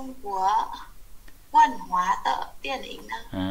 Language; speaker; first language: Chinese; non-native, learner; Vietnamese